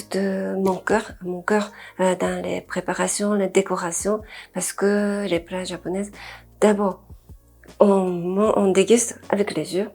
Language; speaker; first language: French; non-native, fluent; Japanese